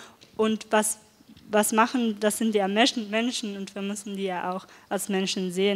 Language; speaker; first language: German; non-native, fluent; Dutch